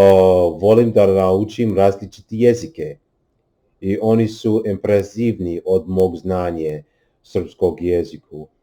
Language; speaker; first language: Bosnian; non-native, learner; English